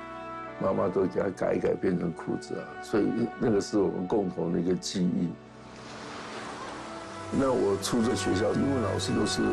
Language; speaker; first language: Chinese; native; Chinese